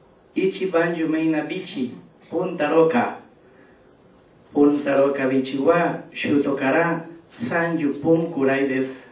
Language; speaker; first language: Japanese; non-native, learner; Spanish